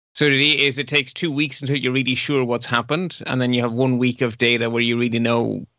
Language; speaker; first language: English; non-native, fluent; Dutch